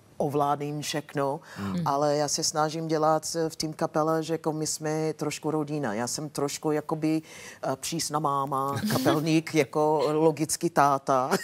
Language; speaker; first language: Czech; non-native, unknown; English